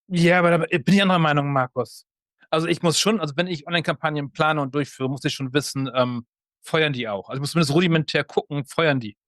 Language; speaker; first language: German; native; German